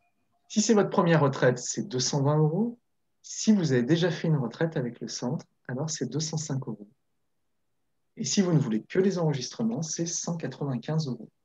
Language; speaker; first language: French; native; French